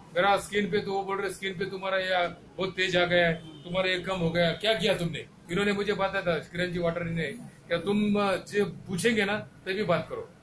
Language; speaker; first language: Hindi; non-native, local second language; Marathi